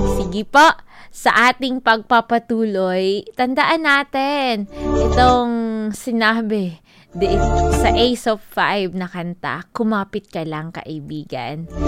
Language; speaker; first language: Filipino; non-native, local second language; Cebuano